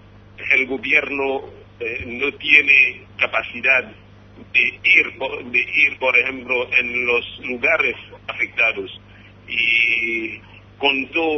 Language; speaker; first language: Spanish; non-native, fluent; Haitian Creole